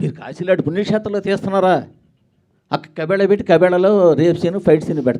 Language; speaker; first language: Telugu; native; Telugu